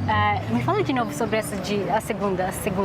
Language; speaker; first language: Portuguese; non-native, fluent; English